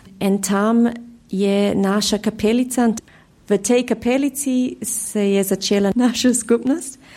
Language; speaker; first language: Slovenian; early bilingual, heritage; Slovenian